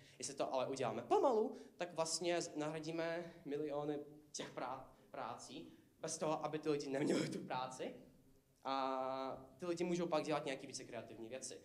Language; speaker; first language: Czech; non-native, fluent; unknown